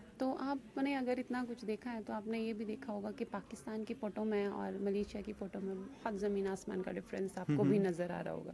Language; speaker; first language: Hindi; native; Hindi